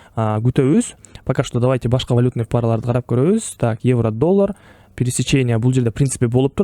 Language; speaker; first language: Russian; non-native, local second language; Kyrgyz